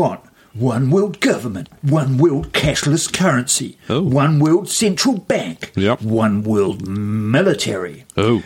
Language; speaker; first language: English; native; English